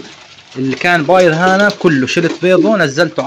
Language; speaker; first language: Arabic; native; Arabic